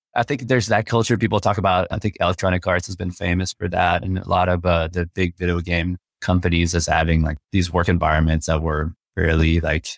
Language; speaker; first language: English; non-native, fluent; French